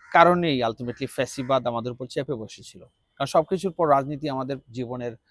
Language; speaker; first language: Bangla; native; Bangla